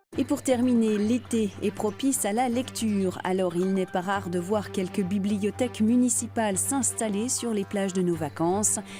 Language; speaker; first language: French; native; French